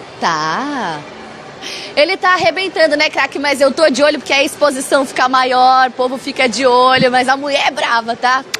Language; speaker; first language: Portuguese; native; Portuguese